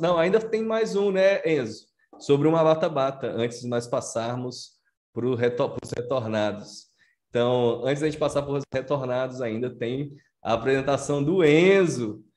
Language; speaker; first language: Portuguese; native; Portuguese